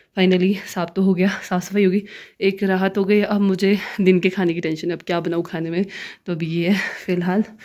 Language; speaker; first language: Hindi; non-native, local second language; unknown